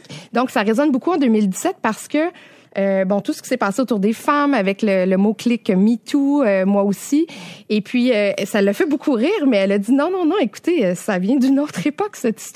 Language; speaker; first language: French; native; French